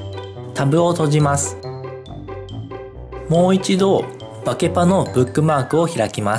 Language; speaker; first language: Japanese; native; Japanese